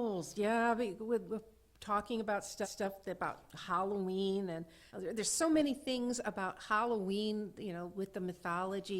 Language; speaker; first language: English; native; English